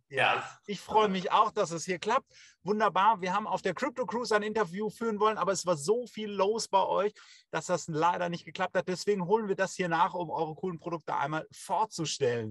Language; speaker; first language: German; native; German